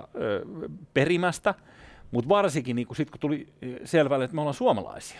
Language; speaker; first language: Finnish; native; Finnish